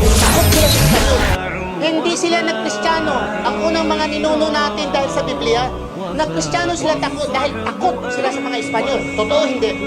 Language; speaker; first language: Filipino; non-native, local second language; Cebuano